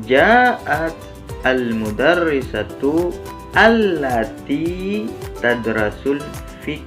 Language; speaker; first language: Arabic; non-native, fluent; Indonesian